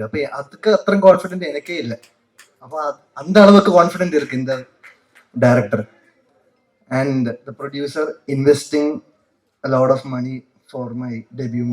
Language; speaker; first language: Tamil; non-native, learner; Malayalam